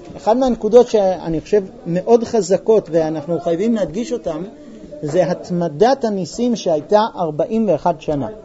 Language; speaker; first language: Hebrew; non-native, fluent; English